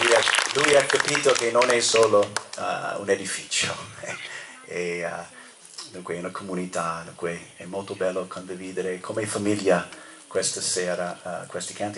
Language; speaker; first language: Italian; non-native, fluent; English